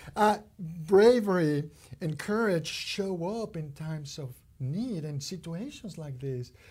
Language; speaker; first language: English; non-native, fluent; Spanish